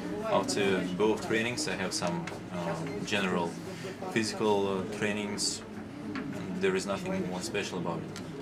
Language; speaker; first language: English; non-native, fluent; Russian